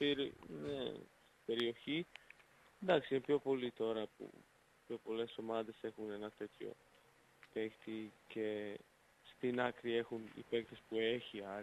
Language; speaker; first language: Greek; non-native, fluent; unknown